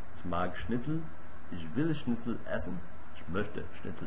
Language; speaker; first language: German; non-native, fluent; English